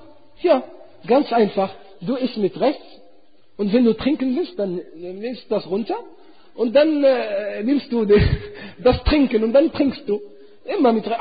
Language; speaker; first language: German; non-native, fluent; Arabic